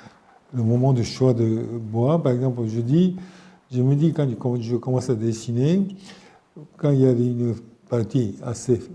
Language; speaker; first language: French; non-native, fluent; Japanese